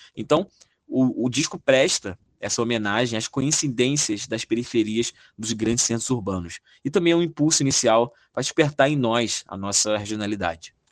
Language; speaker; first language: Portuguese; native; Portuguese